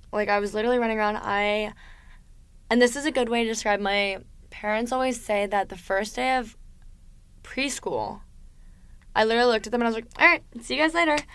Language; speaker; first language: English; native; English